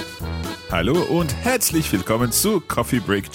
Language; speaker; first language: German; non-native, learner; English